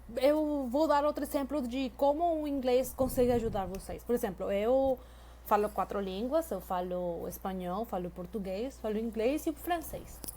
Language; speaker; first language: Portuguese; non-native, fluent; Spanish